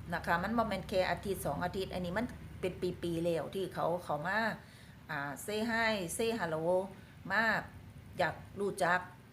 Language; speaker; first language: Thai; native; Thai